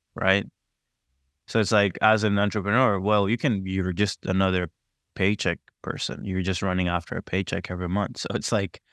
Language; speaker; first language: English; non-native, local second language; Kinyarwanda